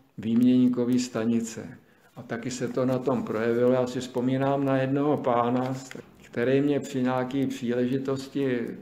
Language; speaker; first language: Czech; native; Czech